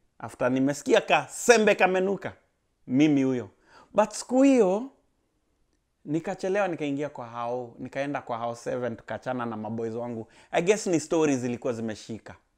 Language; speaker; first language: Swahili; native; Swahili